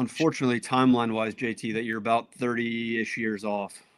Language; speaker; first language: English; native; English